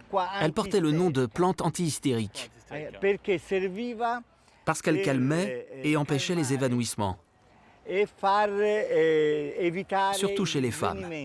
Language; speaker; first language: French; native; French